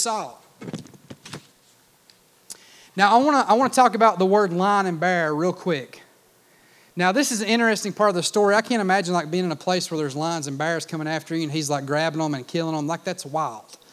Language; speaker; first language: English; native; English